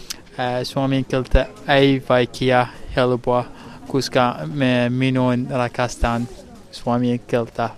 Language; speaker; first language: Finnish; non-native, learner; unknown